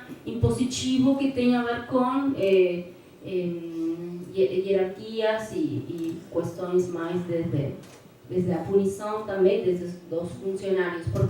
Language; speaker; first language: Portuguese; non-native, fluent; Spanish